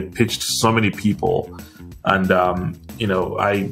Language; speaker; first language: English; non-native, local second language; Ganda